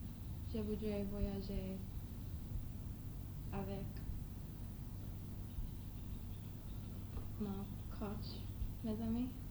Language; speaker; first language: French; non-native, learner; English